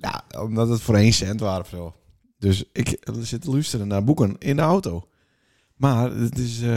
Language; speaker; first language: Dutch; native; Dutch